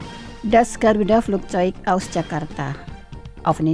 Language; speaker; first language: German; non-native, fluent; Indonesian